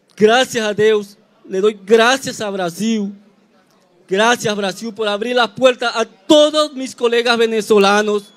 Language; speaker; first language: Portuguese; non-native, learner; Spanish